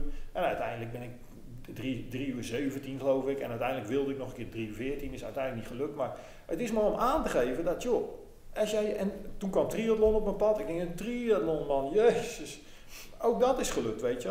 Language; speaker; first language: Dutch; native; Dutch